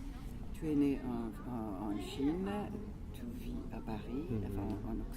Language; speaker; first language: French; non-native, fluent; Italian